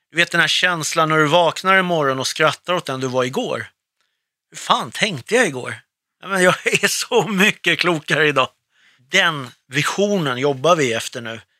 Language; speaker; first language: Swedish; early bilingual, other home language; Arabic